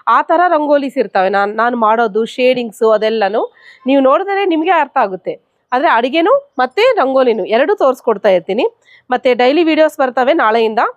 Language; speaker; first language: Kannada; native; Kannada